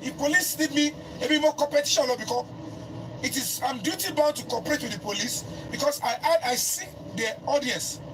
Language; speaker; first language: English; non-native, local second language; Yoruba